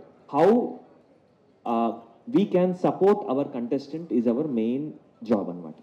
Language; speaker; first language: Telugu; native; Telugu